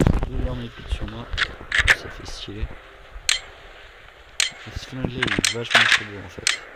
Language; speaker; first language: French; native; French